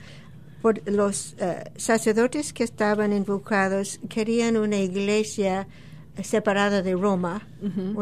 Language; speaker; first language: Spanish; non-native, fluent; English